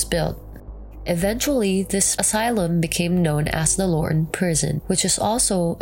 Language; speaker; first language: English; non-native, local second language; Filipino